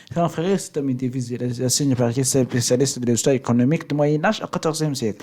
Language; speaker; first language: French; non-native, learner; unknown